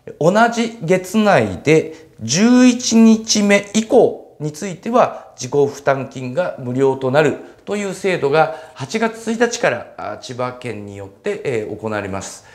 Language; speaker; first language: Japanese; native; Japanese